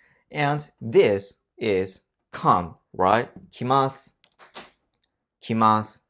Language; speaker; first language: English; non-native, fluent; Japanese